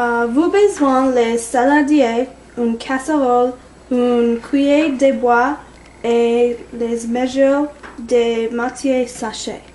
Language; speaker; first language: French; non-native, learner; English